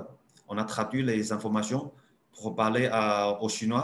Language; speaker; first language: French; non-native, learner; Chinese